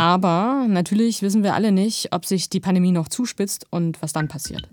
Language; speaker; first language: German; native; German